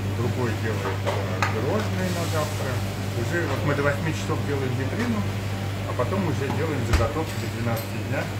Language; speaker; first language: Russian; native; Russian